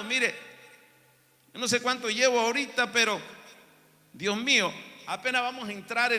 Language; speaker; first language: Spanish; native; Spanish